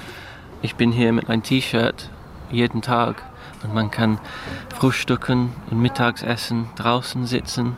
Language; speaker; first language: German; non-native, fluent; English